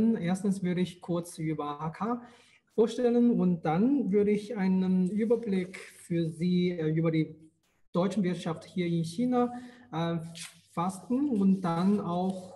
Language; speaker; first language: German; non-native, fluent; Chinese